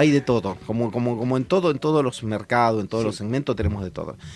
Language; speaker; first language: Spanish; native; Spanish